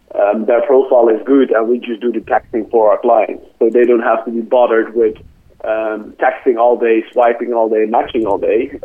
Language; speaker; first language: English; non-native, fluent; Dutch